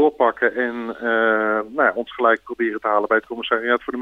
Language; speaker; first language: Dutch; native; Dutch